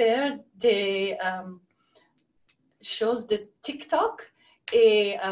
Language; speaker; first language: French; non-native, learner; English